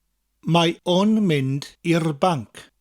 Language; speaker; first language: Welsh; non-native, fluent; English